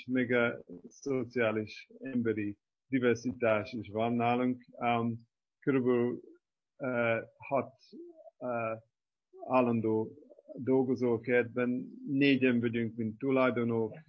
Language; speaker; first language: Hungarian; non-native, fluent; English